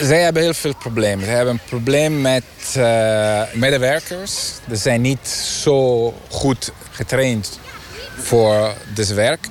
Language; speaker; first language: Dutch; non-native, learner; Italian